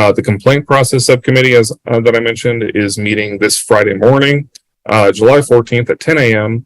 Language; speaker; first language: English; native; English